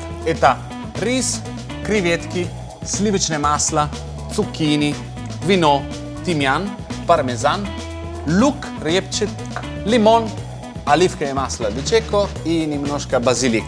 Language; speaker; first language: Russian; non-native, fluent; Italian